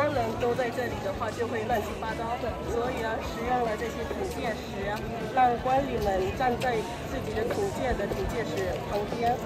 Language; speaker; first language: Chinese; non-native, learner; Korean